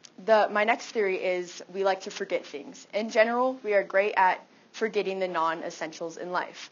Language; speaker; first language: English; native; English